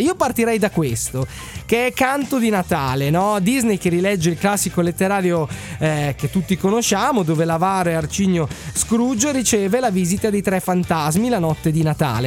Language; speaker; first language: Italian; native; Italian